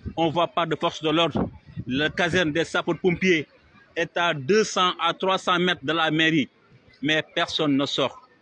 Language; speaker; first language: French; non-native, local second language; Wolof